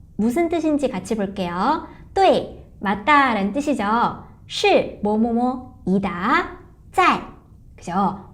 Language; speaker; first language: Korean; non-native, fluent; Chinese